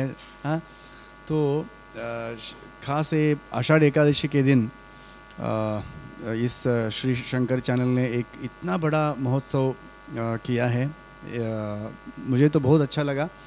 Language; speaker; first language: Hindi; non-native, local second language; Kannada